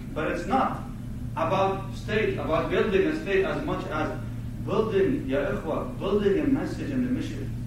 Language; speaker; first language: English; non-native, fluent; Arabic